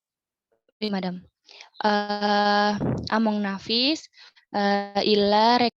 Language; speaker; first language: French; non-native, learner; Indonesian